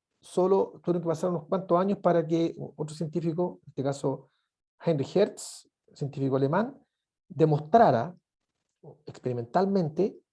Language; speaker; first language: Spanish; native; Spanish